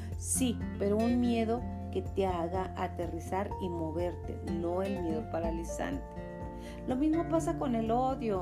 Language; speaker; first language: Spanish; native; Spanish